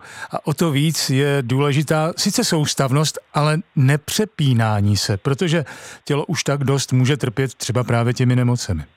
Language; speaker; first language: Czech; native; Czech